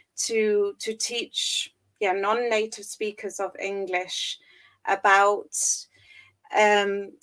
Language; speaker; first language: English; native; English